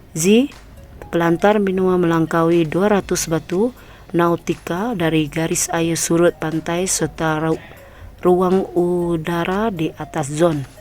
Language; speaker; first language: Malay; non-native, local second language; Chinese